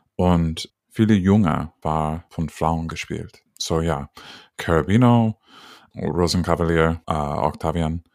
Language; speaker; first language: German; non-native, learner; English